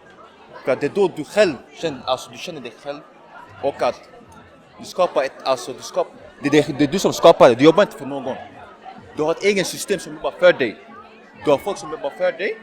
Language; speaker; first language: Swedish; early bilingual, other home language; Somali